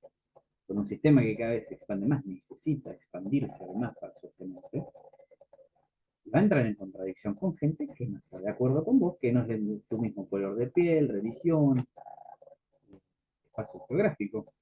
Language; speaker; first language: Spanish; native; Spanish